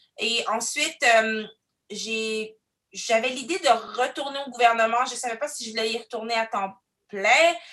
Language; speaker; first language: French; early bilingual, other home language; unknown